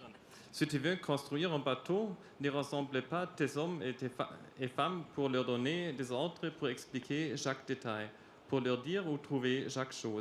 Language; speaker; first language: French; non-native, learner; German